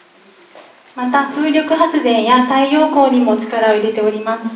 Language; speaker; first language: Japanese; native; Japanese